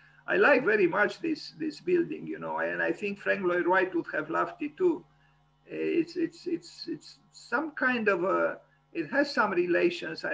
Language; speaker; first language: English; non-native, fluent; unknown